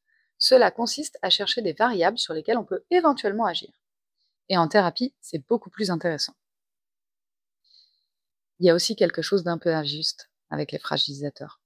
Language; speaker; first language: French; native; French